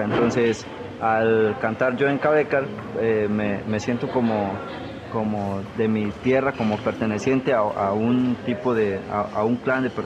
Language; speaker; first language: Spanish; non-native, local second language; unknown